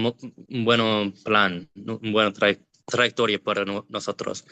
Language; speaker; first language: Spanish; non-native, learner; English